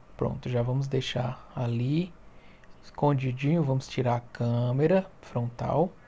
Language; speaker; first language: Portuguese; native; Portuguese